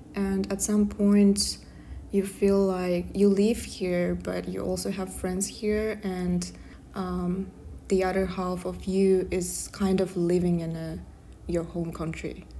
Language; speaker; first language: English; non-native, fluent; Kazakh